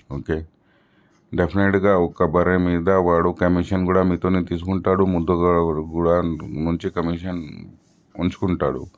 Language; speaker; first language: Telugu; non-native, local second language; Urdu